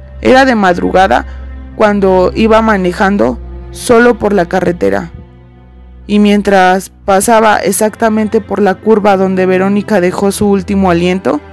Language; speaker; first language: Spanish; native; Spanish